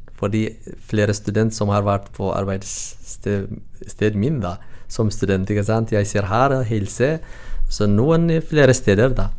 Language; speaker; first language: Norwegian; non-native, learner; Tigrinya